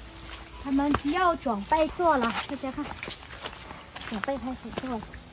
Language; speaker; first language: Chinese; non-native, learner; Vietnamese